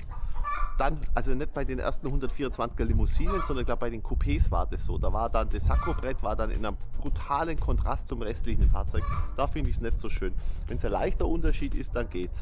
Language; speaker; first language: German; native; German